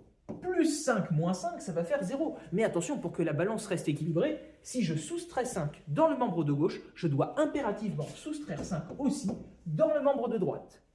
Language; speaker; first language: French; native; French